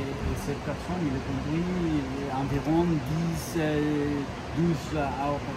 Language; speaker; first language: French; non-native, learner; Spanish